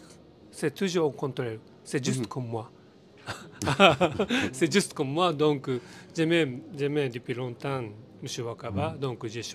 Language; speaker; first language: French; non-native, learner; Japanese